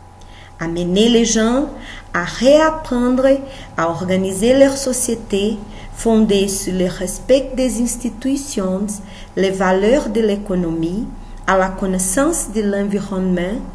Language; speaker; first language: French; non-native, learner; Portuguese